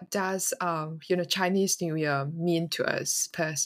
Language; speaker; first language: English; non-native, local second language; Chinese